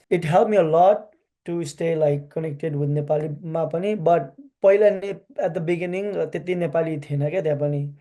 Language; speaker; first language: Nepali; early bilingual, heritage; Nepali